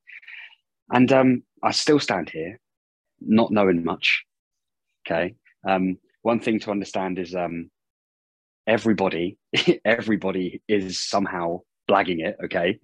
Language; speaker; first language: English; native; English